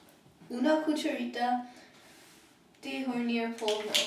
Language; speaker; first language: Spanish; non-native, learner; English